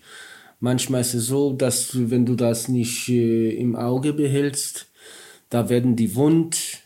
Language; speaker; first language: German; non-native, learner; Polish